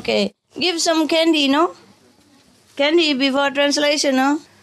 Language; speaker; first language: English; non-native, fluent; Vietnamese